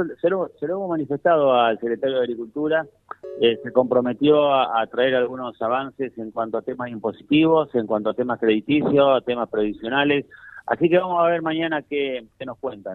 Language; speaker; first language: Spanish; native; Spanish